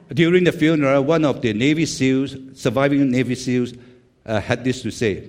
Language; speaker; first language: English; non-native, local second language; Chinese